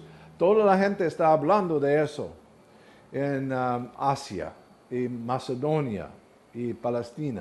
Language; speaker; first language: Spanish; non-native, learner; English